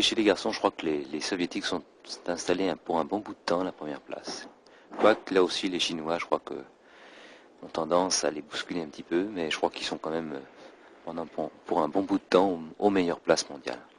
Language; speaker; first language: French; native; French